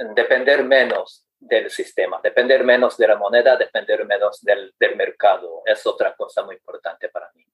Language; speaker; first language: Spanish; non-native, fluent; Japanese